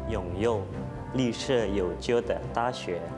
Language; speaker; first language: Chinese; non-native, fluent; Indonesian